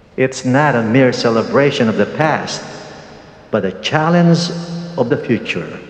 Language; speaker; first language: English; non-native, local second language; Pampanga